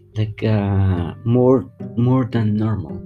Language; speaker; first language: English; non-native, fluent; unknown